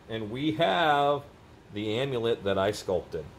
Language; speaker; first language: English; native; English